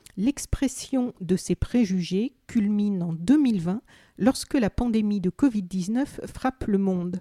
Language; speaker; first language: French; native; French